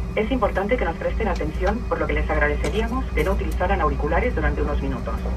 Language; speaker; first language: Spanish; native; Spanish